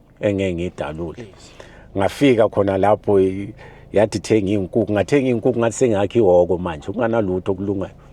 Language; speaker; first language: Zulu; native; Zulu